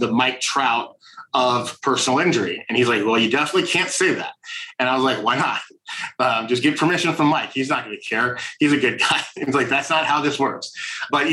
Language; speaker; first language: English; native; English